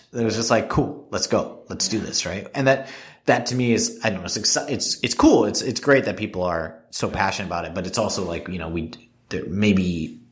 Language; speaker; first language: English; native; English